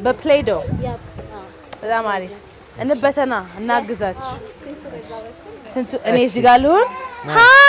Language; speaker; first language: Amharic; native; Amharic